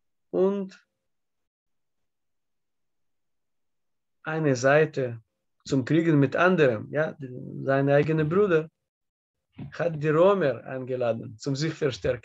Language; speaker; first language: German; non-native, learner; Russian